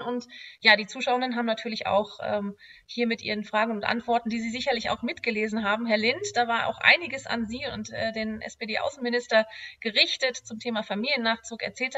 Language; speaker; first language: German; native; German